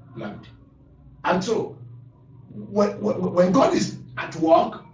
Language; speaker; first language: English; non-native, local second language; Yoruba